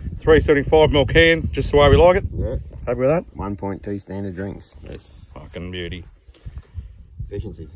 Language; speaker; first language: English; native; English